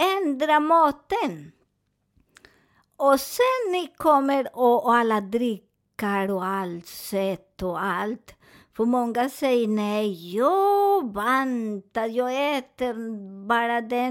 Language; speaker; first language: Swedish; non-native, fluent; Spanish